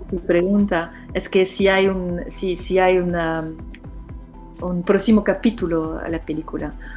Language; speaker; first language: Spanish; non-native, fluent; French